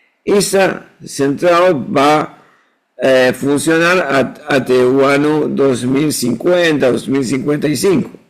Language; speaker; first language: Portuguese; non-native, fluent; Spanish